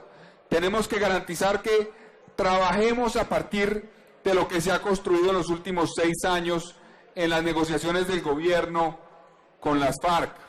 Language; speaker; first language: Spanish; native; Spanish